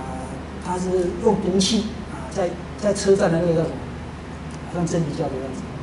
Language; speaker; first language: Chinese; native; Chinese